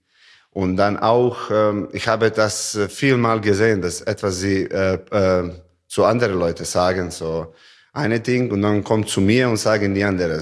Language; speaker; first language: German; non-native, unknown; Serbian